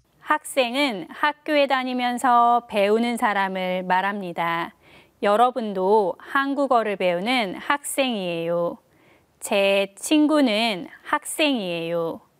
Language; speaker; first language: Korean; native; Korean